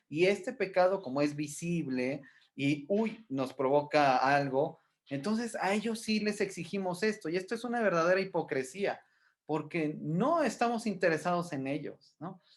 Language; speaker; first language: Spanish; native; Spanish